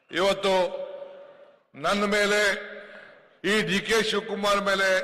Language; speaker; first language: Kannada; native; Kannada